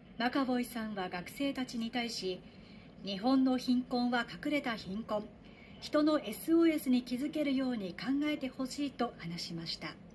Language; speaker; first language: Japanese; native; Japanese